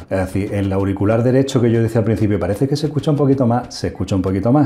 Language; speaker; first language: Spanish; native; Spanish